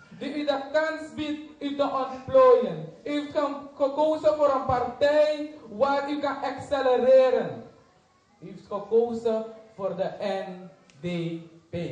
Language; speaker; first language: Dutch; native; Dutch